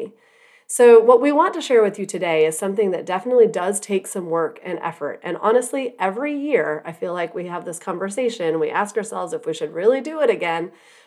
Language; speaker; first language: English; native; English